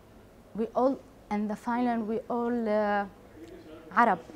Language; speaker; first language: English; non-native, learner; Arabic